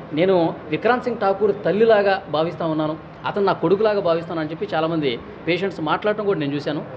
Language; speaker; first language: Telugu; native; Telugu